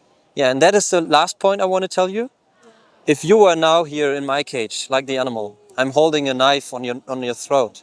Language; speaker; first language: English; non-native, fluent; German